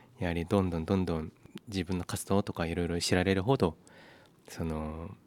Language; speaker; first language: Japanese; non-native, fluent; Korean